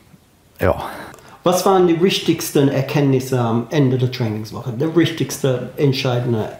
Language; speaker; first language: German; non-native, fluent; English